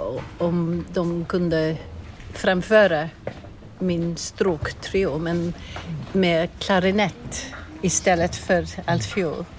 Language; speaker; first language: Swedish; non-native, fluent; English